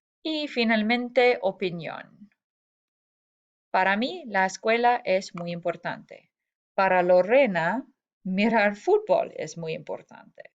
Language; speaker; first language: Spanish; non-native, fluent; English